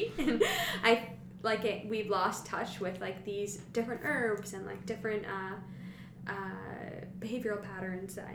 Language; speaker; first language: English; native; English